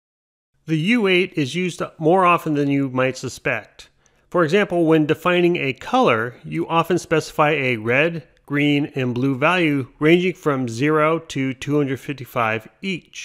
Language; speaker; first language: English; native; English